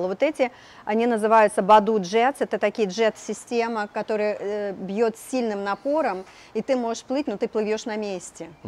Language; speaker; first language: Russian; native; Russian